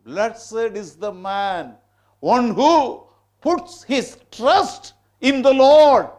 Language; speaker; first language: English; non-native, local second language; Tamil